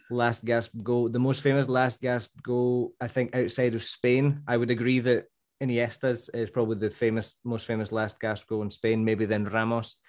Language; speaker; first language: English; native; English